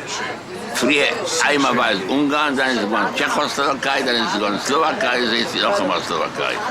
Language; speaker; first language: German; non-native, fluent; Hungarian